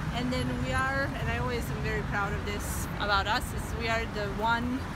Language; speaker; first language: English; non-native, fluent; Serbian